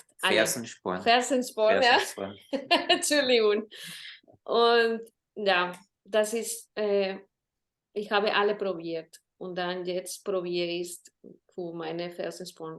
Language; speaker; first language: German; non-native, learner; Spanish